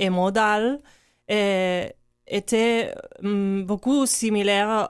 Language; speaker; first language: French; non-native, learner; Catalan